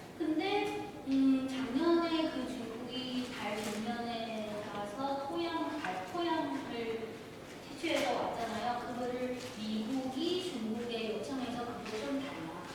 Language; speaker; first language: Korean; non-native, fluent; Chinese